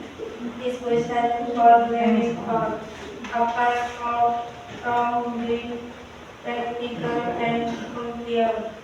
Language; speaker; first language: English; non-native, learner; Indonesian